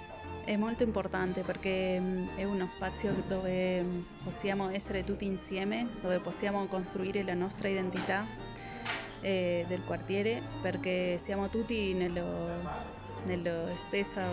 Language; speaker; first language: Italian; non-native, fluent; Spanish